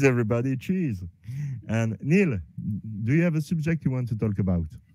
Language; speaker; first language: English; non-native, learner; French